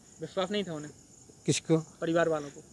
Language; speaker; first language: Hindi; native; Hindi